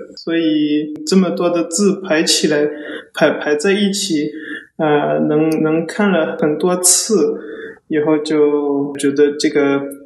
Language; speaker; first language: Chinese; early bilingual, heritage; Chinese